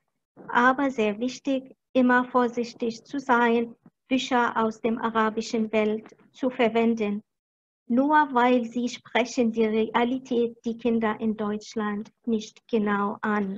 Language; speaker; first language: German; non-native, fluent; Arabic